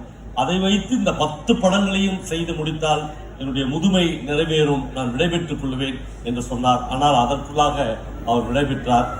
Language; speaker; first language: Tamil; native; Tamil